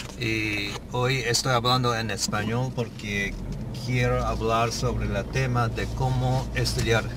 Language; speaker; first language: Spanish; non-native, learner; Japanese